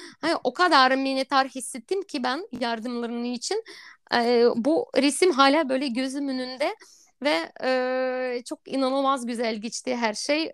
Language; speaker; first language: Turkish; non-native, fluent; Russian